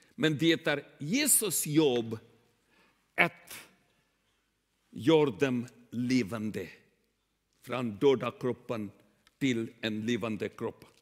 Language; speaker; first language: Swedish; non-native, learner; Urdu